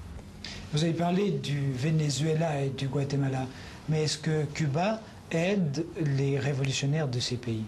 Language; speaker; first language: French; native; French